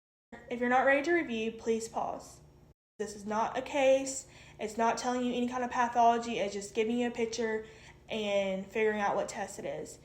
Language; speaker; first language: English; native; English